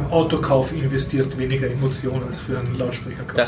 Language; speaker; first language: German; native; German